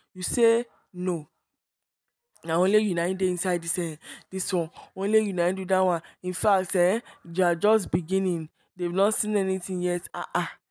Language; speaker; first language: Nigerian Pidgin; non-native, local second language; Yoruba